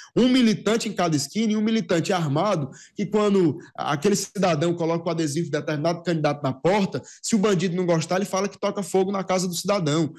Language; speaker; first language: Portuguese; native; Portuguese